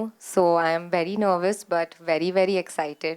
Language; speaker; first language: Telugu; non-native, learner; Kannada